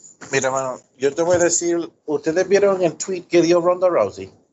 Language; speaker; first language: Spanish; early bilingual, heritage; Spanish